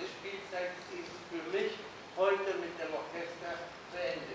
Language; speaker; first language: German; non-native, fluent; Spanish